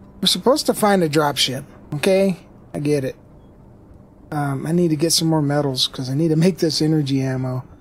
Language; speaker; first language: English; native; English